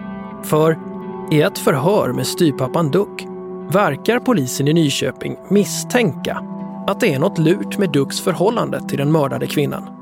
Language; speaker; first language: Swedish; native; Swedish